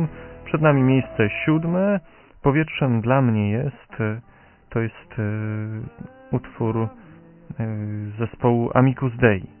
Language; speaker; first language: Polish; native; Polish